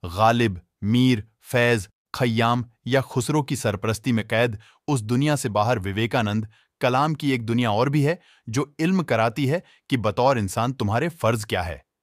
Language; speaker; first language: Hindi; native; Hindi